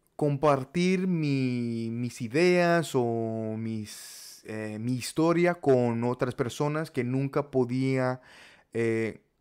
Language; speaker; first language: Spanish; non-native, learner; English